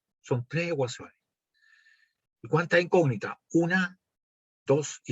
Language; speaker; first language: Spanish; native; Spanish